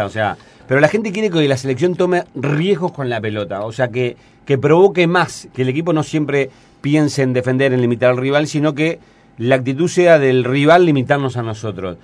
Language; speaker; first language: Spanish; native; Spanish